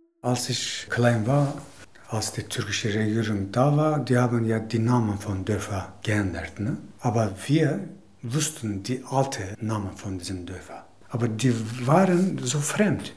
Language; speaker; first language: German; non-native, fluent; Zaza